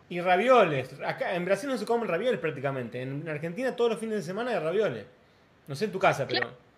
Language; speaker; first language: Spanish; non-native, fluent; Portuguese